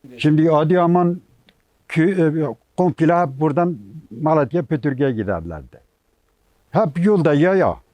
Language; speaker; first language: Turkish; native; Turkish